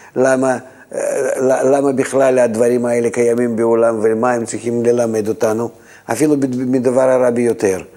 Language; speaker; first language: Hebrew; non-native, fluent; Russian